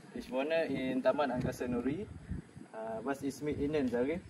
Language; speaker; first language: German; non-native, learner; Malay